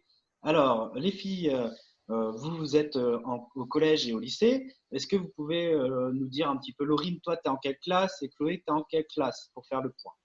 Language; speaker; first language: French; native; French